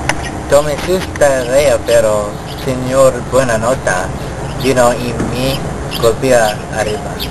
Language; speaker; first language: Spanish; non-native, learner; English